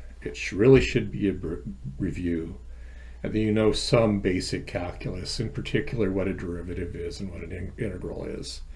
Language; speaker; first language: English; native; English